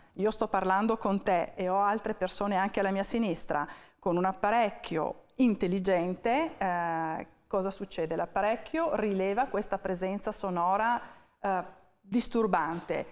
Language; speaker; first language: Italian; native; Italian